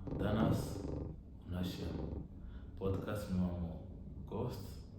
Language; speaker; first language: Bosnian; non-native, learner; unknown